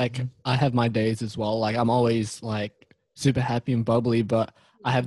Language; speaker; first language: English; native; English